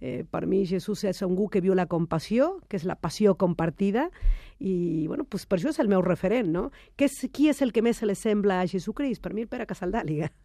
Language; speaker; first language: Catalan; non-native, fluent; Spanish